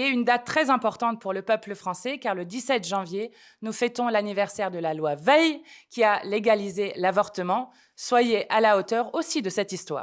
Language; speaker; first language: French; native; French